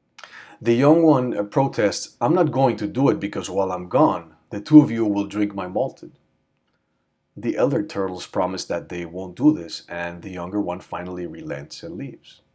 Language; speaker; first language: English; native; English